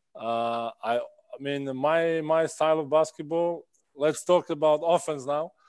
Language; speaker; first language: English; non-native, fluent; Czech